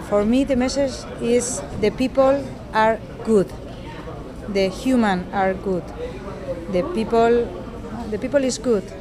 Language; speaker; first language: English; non-native, learner; Spanish